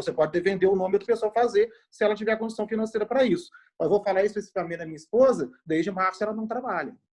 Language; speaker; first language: Portuguese; native; Portuguese